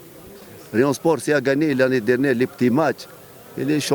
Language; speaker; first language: French; non-native, local second language; Arabic